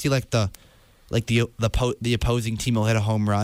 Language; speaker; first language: English; native; English